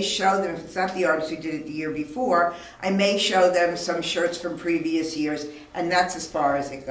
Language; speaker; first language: English; native; English